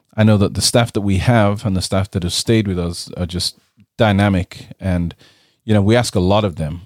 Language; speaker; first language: English; native; English